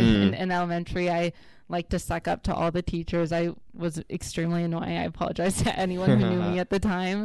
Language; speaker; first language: English; non-native, fluent; Hebrew